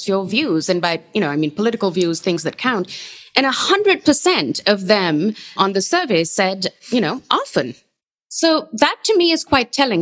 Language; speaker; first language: English; non-native, local second language; Urdu